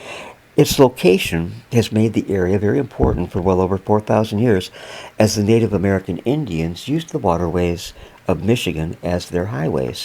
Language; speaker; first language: English; native; English